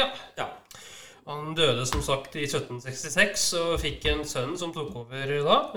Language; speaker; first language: Norwegian; native; Norwegian